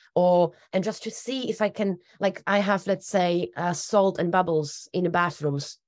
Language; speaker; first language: English; non-native, fluent; Slovak